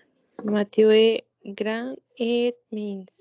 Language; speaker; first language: French; non-native, learner; Spanish